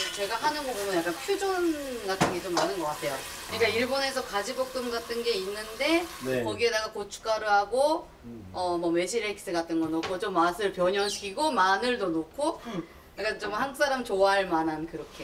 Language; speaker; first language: Korean; non-native, fluent; Japanese